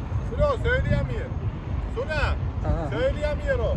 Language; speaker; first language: Russian; non-native, fluent; Turkish